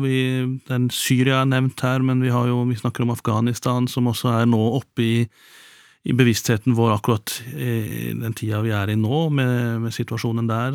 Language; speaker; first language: Norwegian; native; Norwegian